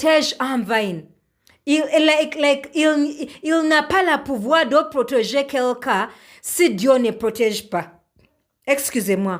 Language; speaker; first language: French; non-native, learner; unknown